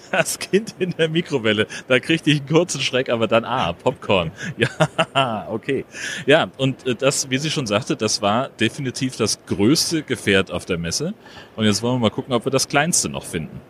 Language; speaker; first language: German; native; German